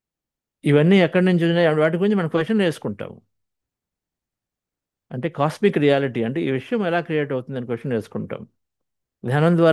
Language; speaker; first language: Telugu; native; Telugu